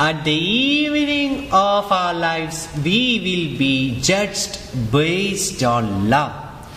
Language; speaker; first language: English; non-native, local second language; Malayalam